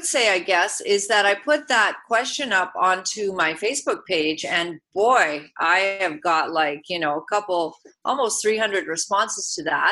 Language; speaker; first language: English; native; English